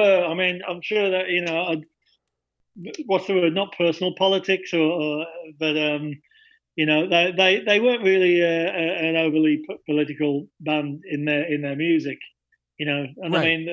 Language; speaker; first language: English; native; English